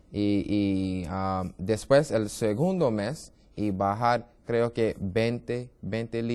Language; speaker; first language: Spanish; non-native, learner; English